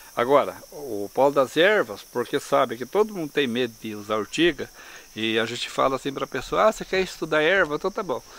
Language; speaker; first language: Portuguese; native; Portuguese